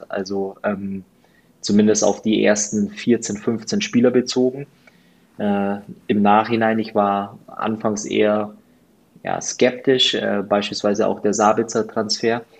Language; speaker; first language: German; native; German